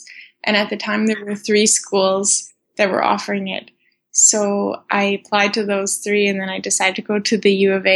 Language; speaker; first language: English; native; English